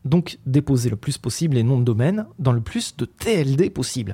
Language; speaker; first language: French; native; French